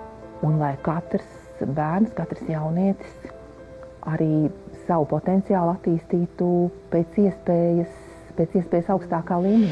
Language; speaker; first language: Latvian; native; Latvian